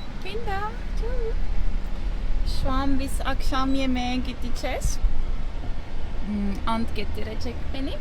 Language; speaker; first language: Turkish; non-native, learner; Estonian